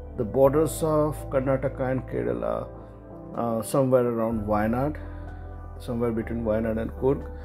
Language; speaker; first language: English; non-native, local second language; Hindi